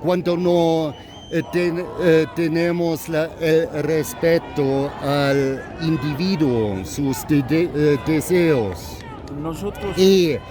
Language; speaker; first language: Spanish; non-native, fluent; German